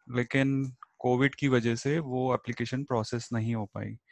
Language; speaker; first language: Hindi; native; Hindi